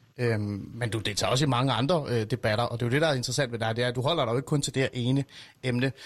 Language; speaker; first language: Danish; early bilingual, other home language; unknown